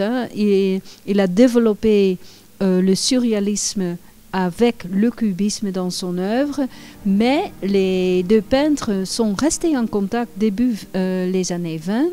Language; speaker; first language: French; non-native, fluent; Dutch